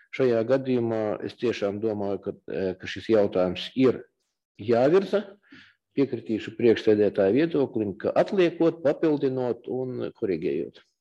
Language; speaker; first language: Latvian; non-native, local second language; Russian